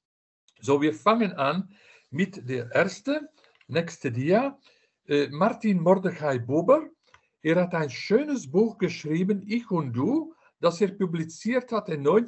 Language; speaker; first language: German; non-native, fluent; Dutch